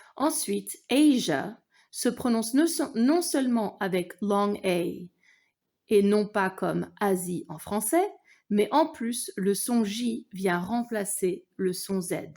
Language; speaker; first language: French; non-native, fluent; English